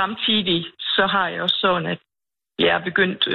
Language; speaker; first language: Danish; native; Danish